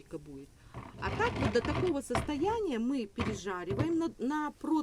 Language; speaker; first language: Russian; native; Russian